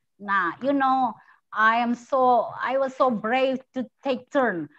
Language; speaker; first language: English; non-native, fluent; Indonesian